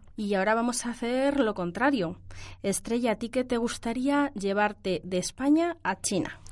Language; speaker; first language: Spanish; native; Spanish